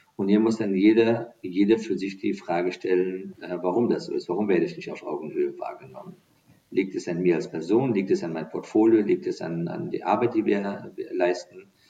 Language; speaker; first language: German; non-native, fluent; Persian